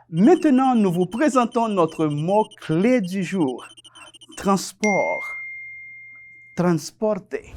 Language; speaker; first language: French; non-native, fluent; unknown